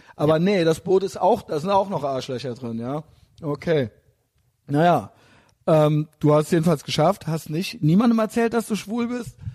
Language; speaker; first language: German; native; German